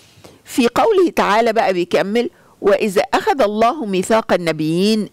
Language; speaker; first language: Arabic; native; Arabic